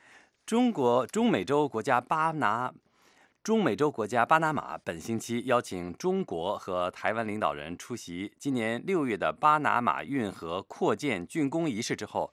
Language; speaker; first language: Chinese; native; Chinese